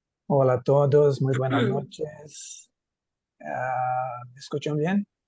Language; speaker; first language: Spanish; non-native, fluent; Portuguese